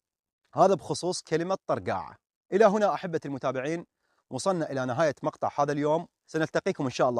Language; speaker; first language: Arabic; native; Arabic